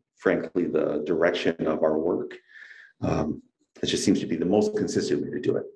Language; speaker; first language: English; native; English